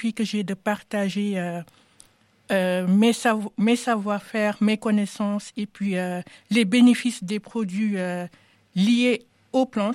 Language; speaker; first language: French; non-native, local second language; Wolof